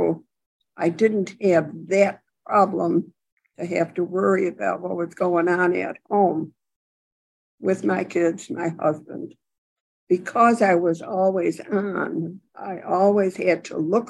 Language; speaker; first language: English; native; English